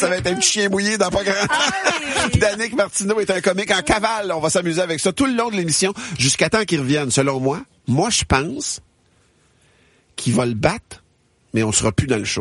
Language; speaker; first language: French; native; French